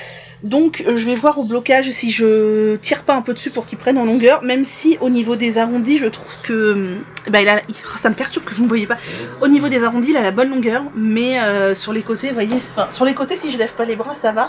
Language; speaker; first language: French; native; French